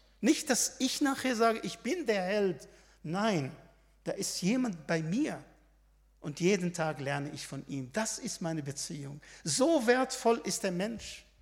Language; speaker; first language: German; non-native, fluent; Arabic